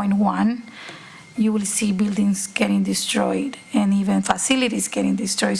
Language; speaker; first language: English; non-native, fluent; Spanish